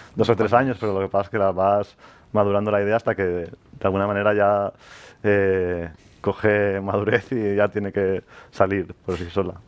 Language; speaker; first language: Spanish; native; Spanish